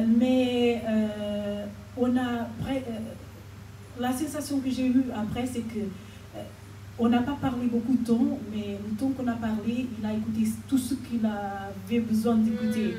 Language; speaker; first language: French; non-native, fluent; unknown